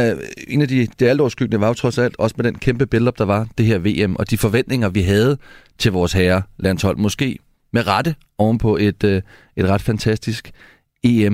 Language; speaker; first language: Danish; native; Danish